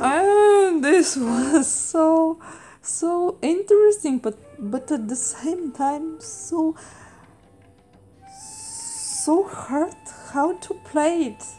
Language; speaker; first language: English; non-native, fluent; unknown